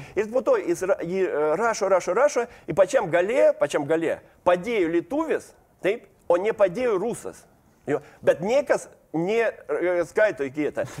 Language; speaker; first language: Lithuanian; non-native, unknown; Russian